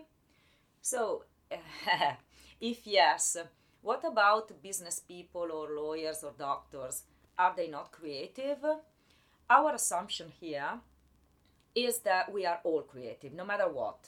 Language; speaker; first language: English; non-native, fluent; Italian